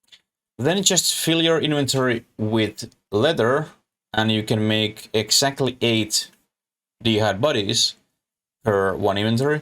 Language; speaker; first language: English; non-native, learner; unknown